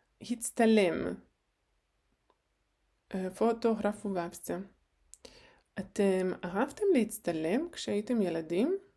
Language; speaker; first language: Hebrew; non-native, fluent; Ukrainian